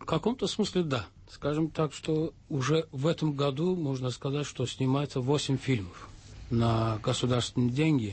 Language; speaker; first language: Russian; non-native, local second language; Azerbaijani